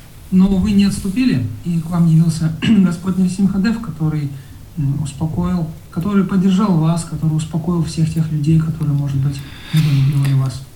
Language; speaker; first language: Russian; native; Russian